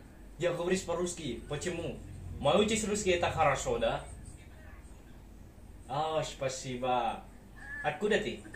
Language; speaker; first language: Russian; non-native, learner; Indonesian